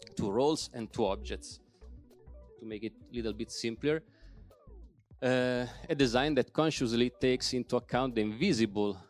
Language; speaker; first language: English; non-native, fluent; Italian